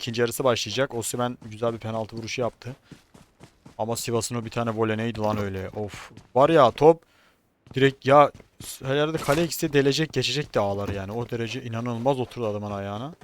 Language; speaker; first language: Turkish; native; Turkish